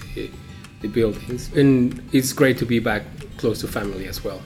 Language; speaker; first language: English; non-native, fluent; Spanish